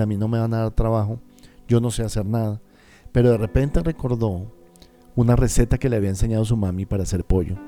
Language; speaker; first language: Spanish; native; Spanish